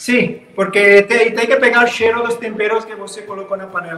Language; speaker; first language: Portuguese; non-native, fluent; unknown